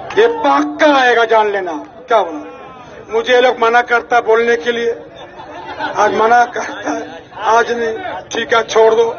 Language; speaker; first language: Hindi; non-native, local second language; Bangla